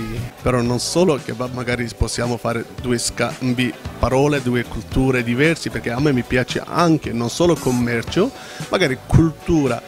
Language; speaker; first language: Italian; non-native, learner; Turkish